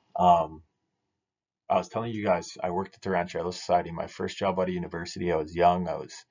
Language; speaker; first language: English; native; English